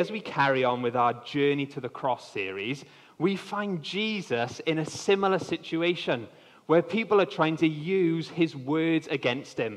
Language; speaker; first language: English; native; English